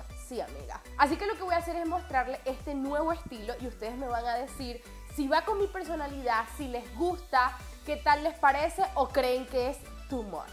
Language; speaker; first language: Spanish; native; Spanish